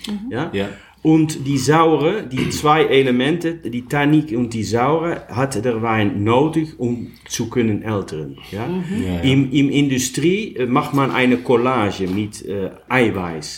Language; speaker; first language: German; non-native, learner; Dutch